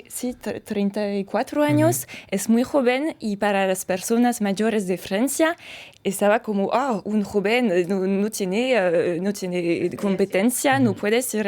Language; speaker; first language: Spanish; non-native, fluent; French